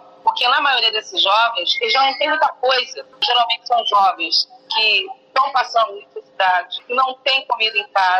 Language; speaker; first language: Portuguese; native; Portuguese